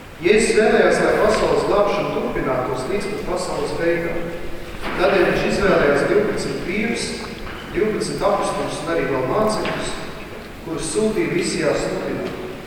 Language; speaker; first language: Latvian; native; Latvian